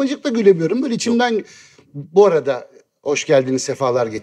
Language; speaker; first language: Turkish; native; Turkish